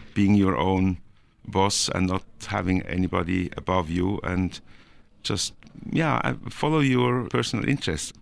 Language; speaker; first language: English; non-native, fluent; Norwegian